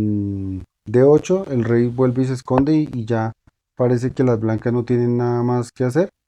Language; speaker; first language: Spanish; native; Spanish